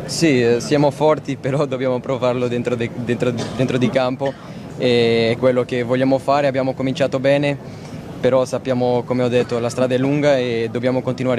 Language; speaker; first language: Italian; non-native, fluent; Portuguese